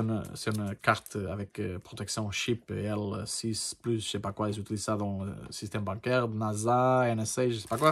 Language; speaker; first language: French; non-native, learner; Portuguese